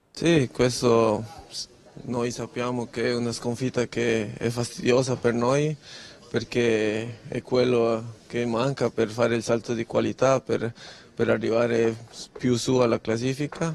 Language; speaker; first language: Italian; non-native, fluent; Spanish